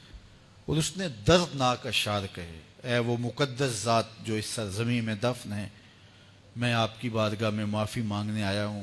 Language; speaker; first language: Urdu; native; Urdu